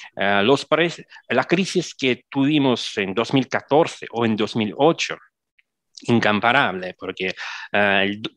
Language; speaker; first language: Spanish; non-native, fluent; Russian